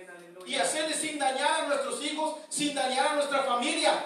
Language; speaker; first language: Spanish; early bilingual, heritage; Spanish